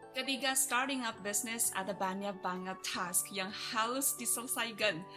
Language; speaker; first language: Indonesian; non-native, fluent; Chinese